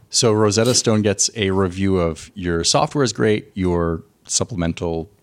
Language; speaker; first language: English; native; English